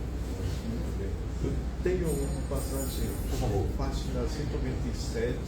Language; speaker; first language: Portuguese; non-native, fluent; Spanish